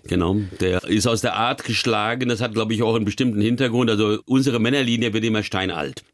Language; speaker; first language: German; early bilingual, other home language; Hungarian